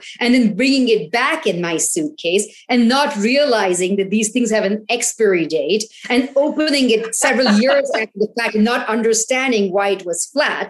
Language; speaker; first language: English; non-native, local second language; Tamil